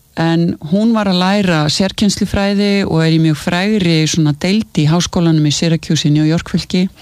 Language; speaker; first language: Icelandic; native; Icelandic